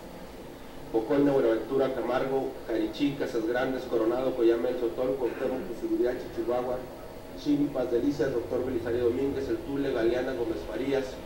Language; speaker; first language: Spanish; native; Spanish